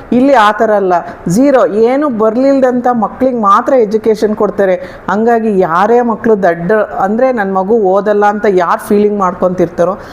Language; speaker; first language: Kannada; native; Kannada